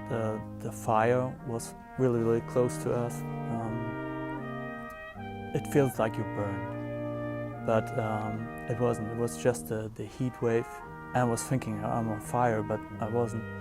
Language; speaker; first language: English; non-native, fluent; German